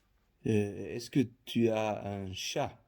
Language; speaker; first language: French; non-native, fluent; Faroese